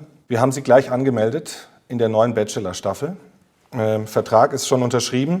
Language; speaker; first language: German; native; German